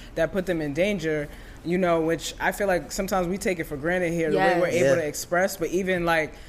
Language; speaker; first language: English; early bilingual, other home language; Yoruba